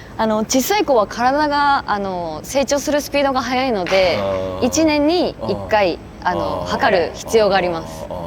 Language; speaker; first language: Japanese; non-native, fluent; Korean